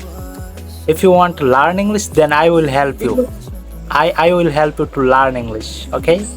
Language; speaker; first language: English; non-native, learner; Bangla